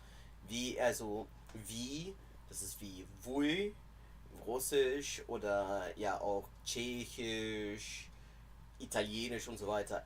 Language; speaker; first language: German; non-native, fluent; English